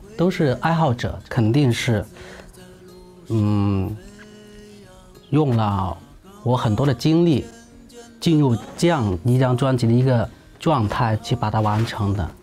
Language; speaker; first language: Chinese; non-native, local second language; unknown